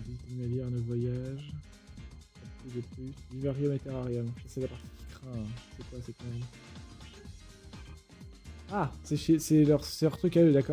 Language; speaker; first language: French; native; French